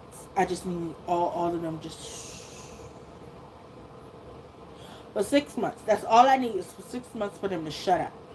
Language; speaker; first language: English; native; English